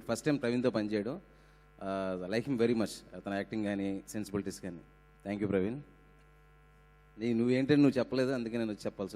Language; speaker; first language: Telugu; native; Telugu